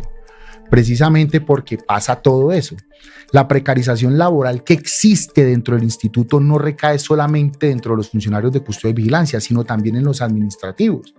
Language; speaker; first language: Spanish; native; Spanish